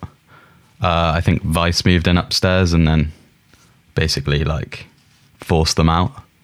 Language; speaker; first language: English; native; English